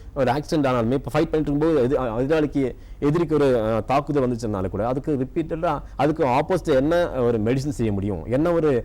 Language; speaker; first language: Tamil; non-native, local second language; Malayalam